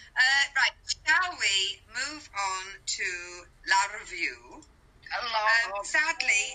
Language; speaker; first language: English; native; English